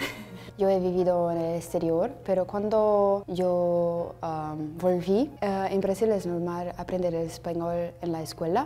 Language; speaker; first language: Spanish; non-native, learner; Portuguese